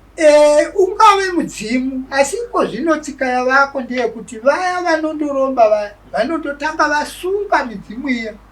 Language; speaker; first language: Shona; native; Shona